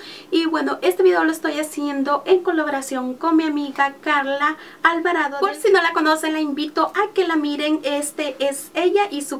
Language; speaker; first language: Spanish; native; Spanish